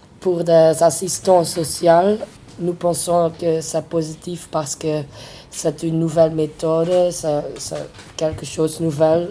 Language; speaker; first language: French; non-native, local second language; Dutch